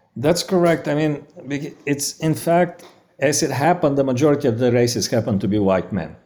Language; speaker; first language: English; non-native, fluent; Bulgarian